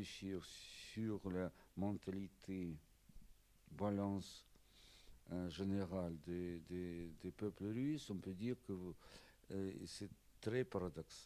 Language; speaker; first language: French; non-native, fluent; Russian